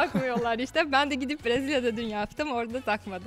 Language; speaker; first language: Turkish; non-native, fluent; Portuguese